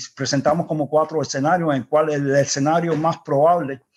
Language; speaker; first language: Spanish; native; Spanish